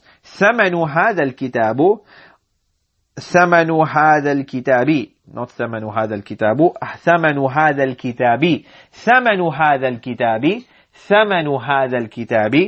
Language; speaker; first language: Arabic; non-native, fluent; English